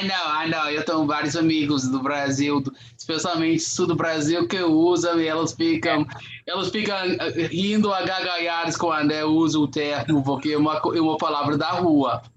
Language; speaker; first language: Portuguese; non-native, fluent; English